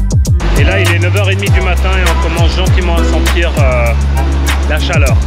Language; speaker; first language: French; native; French